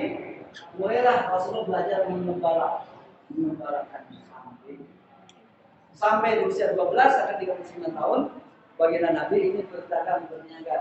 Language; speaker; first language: Indonesian; non-native, local second language; Sundanese